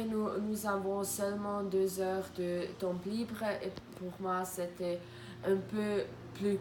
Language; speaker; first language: French; non-native, learner; Croatian